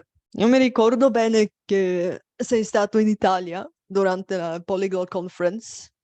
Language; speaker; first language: Italian; non-native, fluent; Bulgarian